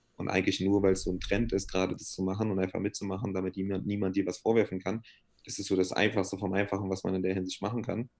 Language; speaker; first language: German; native; German